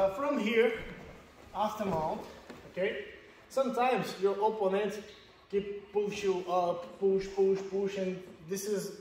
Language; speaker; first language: English; non-native, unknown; Portuguese